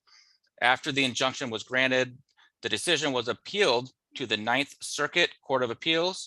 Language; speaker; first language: English; native; English